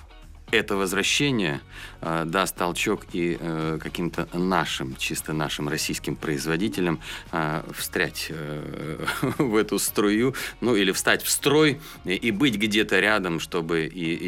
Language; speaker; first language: Russian; native; Russian